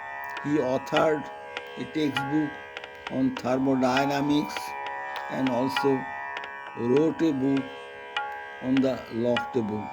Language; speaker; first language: English; non-native, local second language; Bangla